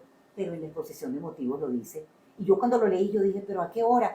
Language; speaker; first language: Spanish; native; Spanish